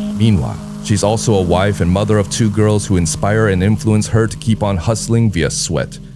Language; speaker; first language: English; native; English